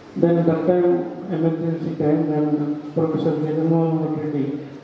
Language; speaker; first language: English; non-native, local second language; Telugu